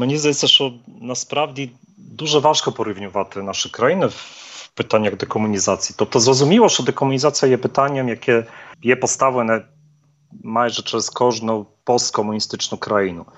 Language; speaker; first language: Polish; non-native, learner; Ukrainian